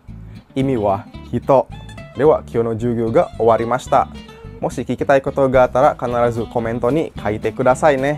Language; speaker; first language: Japanese; non-native, fluent; Indonesian